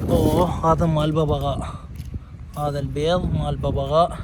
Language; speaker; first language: Arabic; native; Arabic